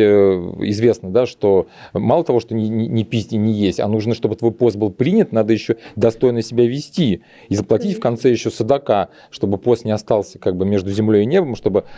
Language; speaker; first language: Russian; native; Russian